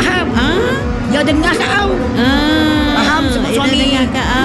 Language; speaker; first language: Malay; non-native, local second language; Māori